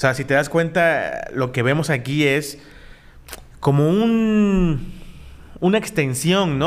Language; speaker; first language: Spanish; native; Spanish